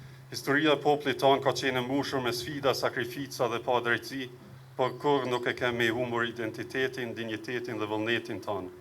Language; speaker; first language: Albanian; native; Albanian